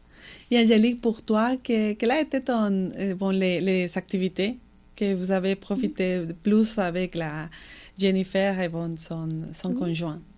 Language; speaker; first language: French; non-native, fluent; Spanish